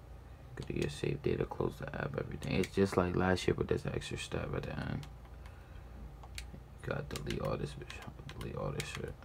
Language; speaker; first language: English; native; English